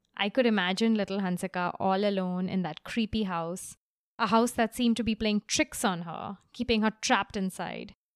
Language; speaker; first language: English; non-native, local second language; Hindi